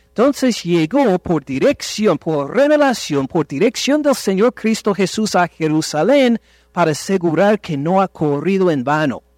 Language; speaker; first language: Spanish; non-native, fluent; English